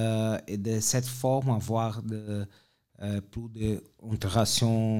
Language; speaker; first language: French; non-native, fluent; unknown